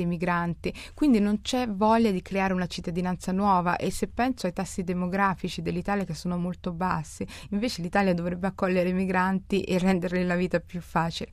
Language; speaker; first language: Italian; early bilingual, other home language; Somali